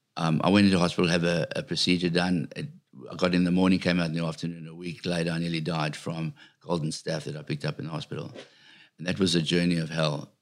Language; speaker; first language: English; native; English